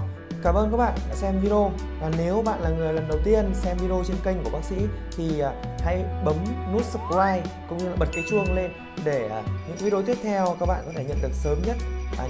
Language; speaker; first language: Vietnamese; native; Vietnamese